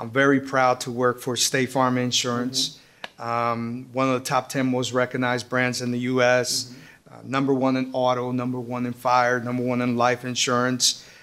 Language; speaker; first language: English; early bilingual, other home language; Spanish